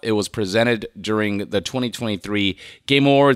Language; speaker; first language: English; native; English